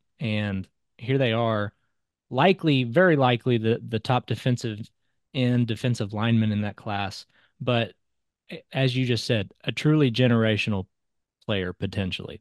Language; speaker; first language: English; native; English